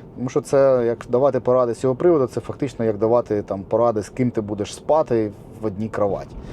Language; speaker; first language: Ukrainian; native; Ukrainian